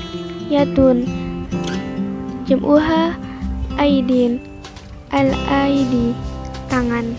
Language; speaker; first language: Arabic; non-native, learner; Indonesian